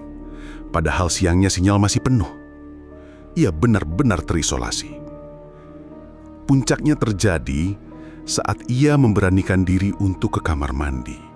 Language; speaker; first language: Indonesian; native; Indonesian